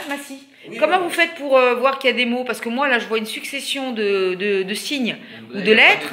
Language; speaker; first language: French; native; French